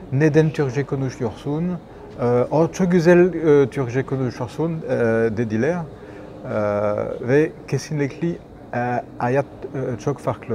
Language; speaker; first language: Turkish; non-native, learner; French